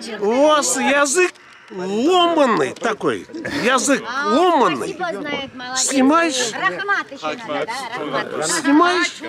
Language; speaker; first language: Russian; non-native, local second language; Kyrgyz